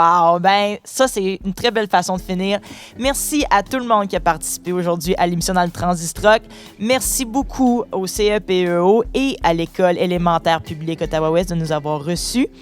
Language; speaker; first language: French; native; French